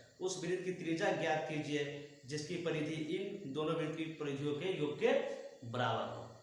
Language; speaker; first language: Hindi; native; Hindi